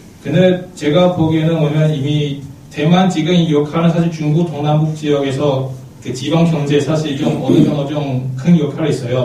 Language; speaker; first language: Korean; non-native, fluent; Chinese